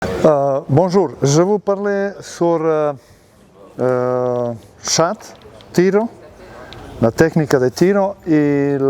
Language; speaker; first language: French; non-native, learner; Serbian